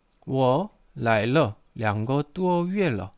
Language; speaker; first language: Chinese; non-native, fluent; Korean